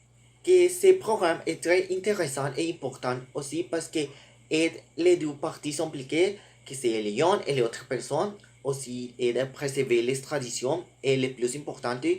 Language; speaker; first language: French; non-native, learner; Spanish